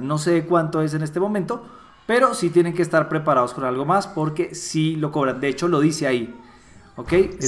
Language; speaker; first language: Spanish; native; Spanish